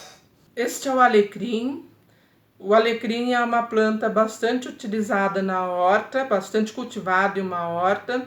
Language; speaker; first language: Portuguese; native; Portuguese